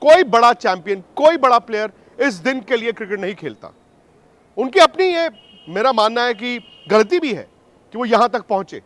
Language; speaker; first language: Hindi; native; Hindi